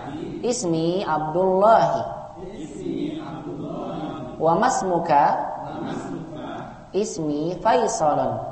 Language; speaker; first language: Arabic; non-native, fluent; Indonesian